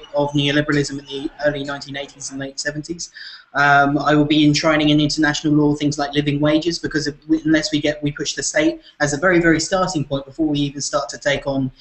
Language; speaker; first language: English; native; English